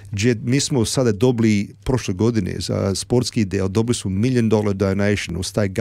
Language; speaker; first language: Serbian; early bilingual, heritage; Serbian